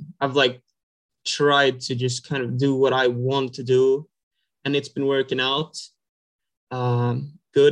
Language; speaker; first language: English; non-native, fluent; Swedish